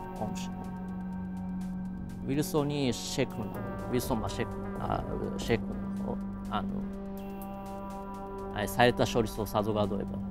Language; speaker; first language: Georgian; non-native, fluent; Japanese